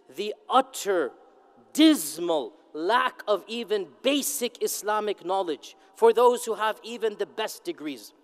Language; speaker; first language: English; native; English